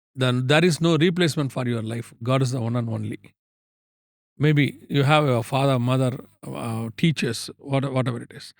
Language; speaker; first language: English; non-native, local second language; Tamil